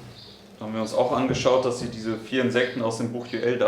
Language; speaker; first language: German; native; German